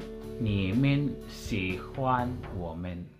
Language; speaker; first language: Chinese; non-native, learner; Filipino